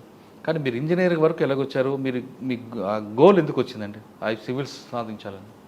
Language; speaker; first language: Telugu; native; Telugu